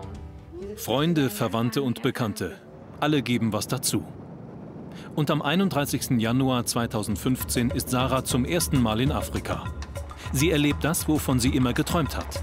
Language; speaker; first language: German; native; German